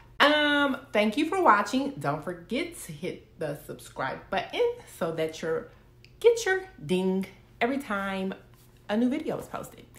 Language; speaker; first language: English; native; English